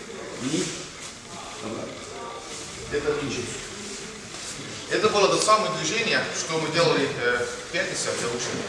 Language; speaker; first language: Russian; non-native, learner; Estonian